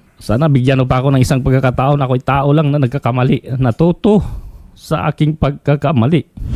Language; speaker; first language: Filipino; non-native, local second language; Cebuano